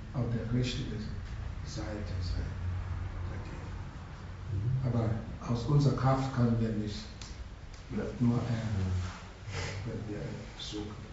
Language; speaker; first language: German; non-native, learner; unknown